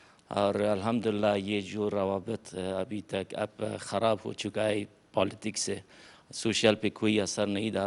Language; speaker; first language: Hindi; non-native, fluent; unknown